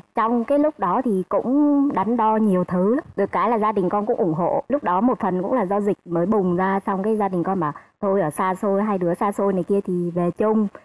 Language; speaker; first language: Vietnamese; native; Vietnamese